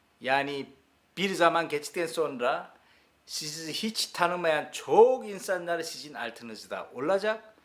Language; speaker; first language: Turkish; non-native, learner; Korean